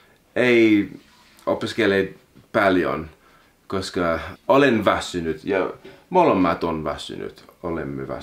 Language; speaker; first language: Finnish; non-native, learner; English